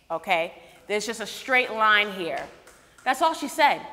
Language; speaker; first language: English; native; English